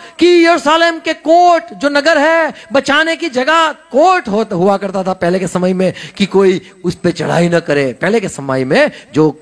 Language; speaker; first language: Hindi; non-native, local second language; Gujarati